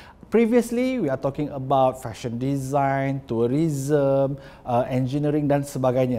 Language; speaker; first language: English; non-native, local second language; Malay